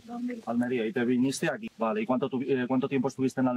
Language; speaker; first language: Spanish; native; Spanish